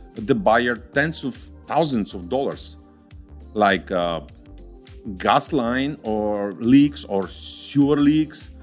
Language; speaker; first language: English; non-native, fluent; Bulgarian